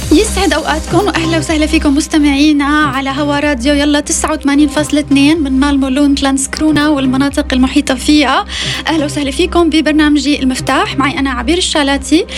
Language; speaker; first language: Arabic; native; Arabic